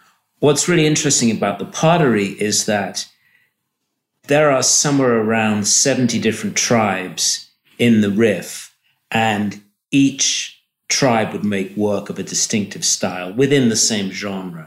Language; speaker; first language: English; native; English